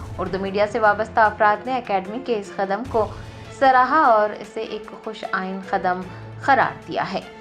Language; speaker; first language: Urdu; native; Urdu